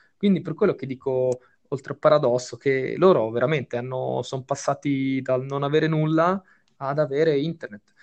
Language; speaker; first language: Italian; native; Italian